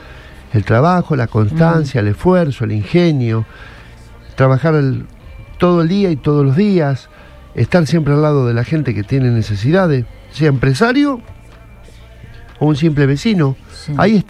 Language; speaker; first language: Spanish; native; Spanish